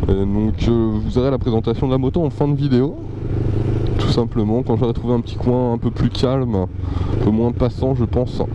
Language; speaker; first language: French; native; French